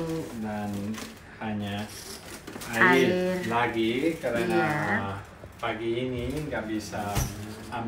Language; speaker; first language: Indonesian; non-native, learner; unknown